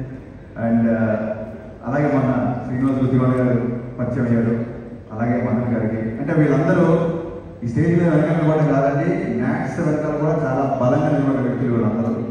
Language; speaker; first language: Telugu; native; Telugu